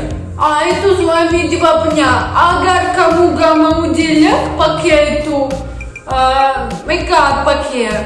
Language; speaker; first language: Indonesian; non-native, learner; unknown